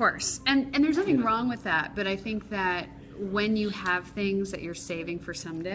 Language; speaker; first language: English; native; English